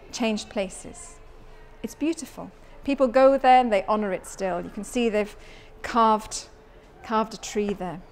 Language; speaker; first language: English; native; English